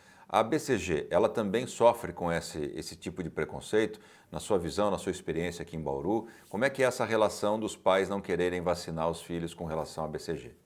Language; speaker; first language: Portuguese; native; Portuguese